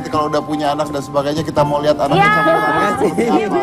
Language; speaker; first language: Indonesian; native; Indonesian